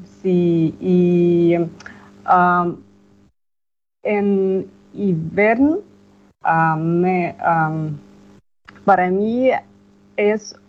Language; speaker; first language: Catalan; non-native, learner; Russian